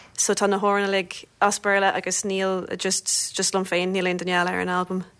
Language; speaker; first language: Irish; non-native, local second language; English